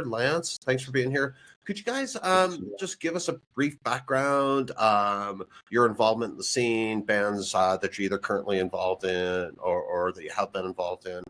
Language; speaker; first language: English; native; English